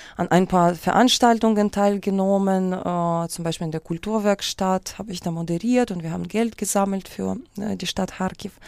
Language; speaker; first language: German; non-native, fluent; Russian